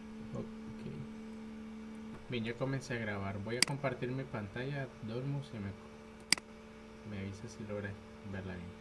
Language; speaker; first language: Spanish; native; Spanish